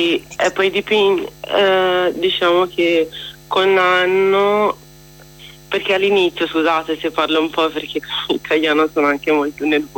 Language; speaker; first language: Italian; non-native, fluent; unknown